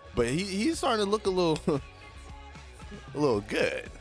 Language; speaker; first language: English; native; English